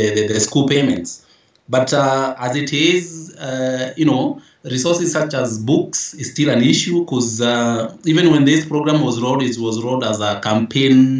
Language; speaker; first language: English; non-native, local second language; Meru